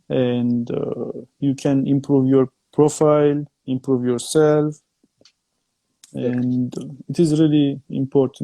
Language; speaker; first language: English; non-native, fluent; Turkish